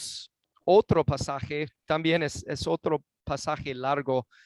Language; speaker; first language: Spanish; non-native, fluent; English